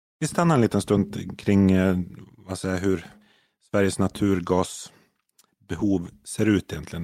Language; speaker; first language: Swedish; native; Swedish